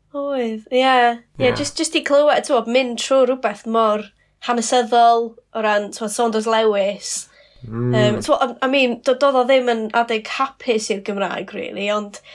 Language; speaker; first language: Welsh; non-native, local second language; English